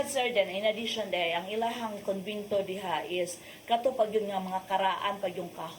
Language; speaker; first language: Cebuano; native; Cebuano